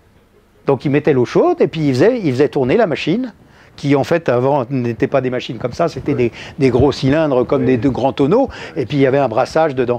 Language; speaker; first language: French; native; French